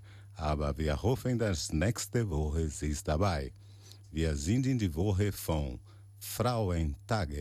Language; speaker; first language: German; non-native, learner; Portuguese